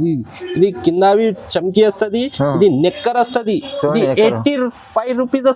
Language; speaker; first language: Telugu; non-native, local second language; Urdu